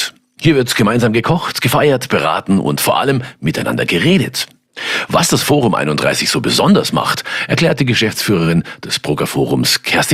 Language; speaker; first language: German; native; German